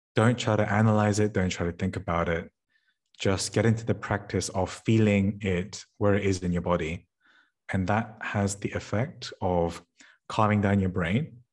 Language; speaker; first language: English; native; English